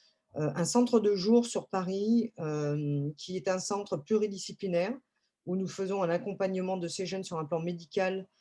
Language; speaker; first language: French; native; French